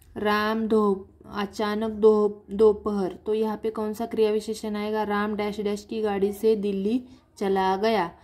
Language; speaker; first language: Hindi; non-native, local second language; Marathi